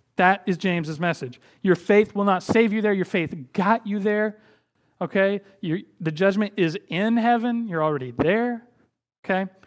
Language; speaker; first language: English; native; English